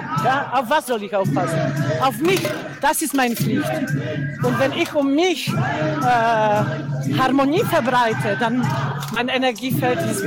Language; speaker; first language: German; non-native, fluent; Polish